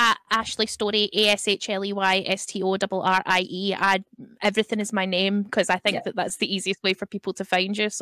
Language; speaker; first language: English; native; English